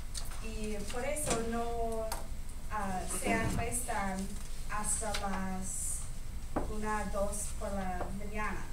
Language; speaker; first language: Spanish; non-native, learner; English